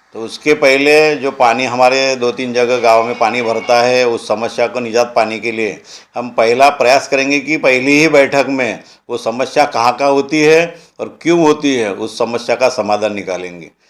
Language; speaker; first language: Hindi; non-native, local second language; Marathi